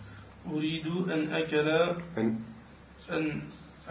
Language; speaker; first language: Arabic; non-native, learner; French